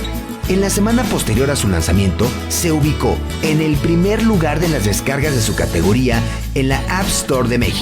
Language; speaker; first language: Spanish; native; Spanish